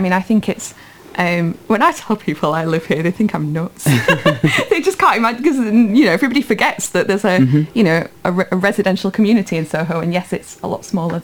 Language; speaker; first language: English; native; English